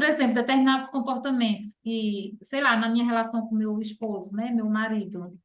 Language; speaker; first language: Portuguese; native; Portuguese